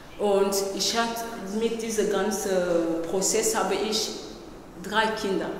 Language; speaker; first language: German; non-native, learner; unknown